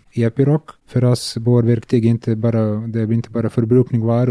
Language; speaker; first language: Swedish; non-native, learner; Serbian